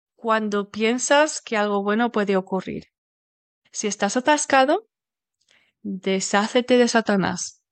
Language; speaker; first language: Spanish; native; Spanish